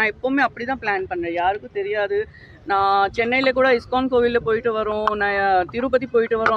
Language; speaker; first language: Tamil; non-native, local second language; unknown